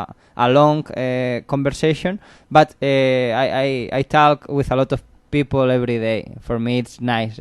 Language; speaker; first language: English; non-native, learner; Spanish